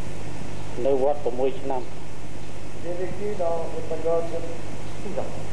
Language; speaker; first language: French; non-native, local second language; Khmer